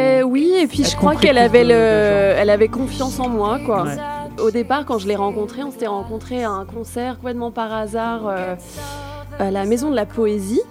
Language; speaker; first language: French; native; French